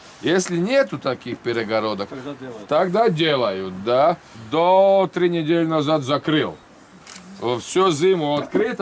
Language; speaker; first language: Russian; non-native, fluent; Latvian